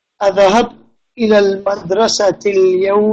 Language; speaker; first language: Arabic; non-native, fluent; English